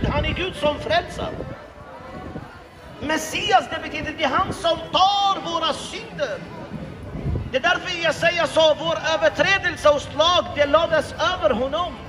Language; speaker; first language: Swedish; non-native, fluent; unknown